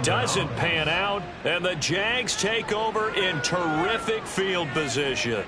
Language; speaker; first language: English; native; English